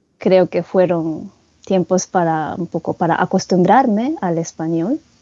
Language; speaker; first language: Spanish; early bilingual, heritage; Japanese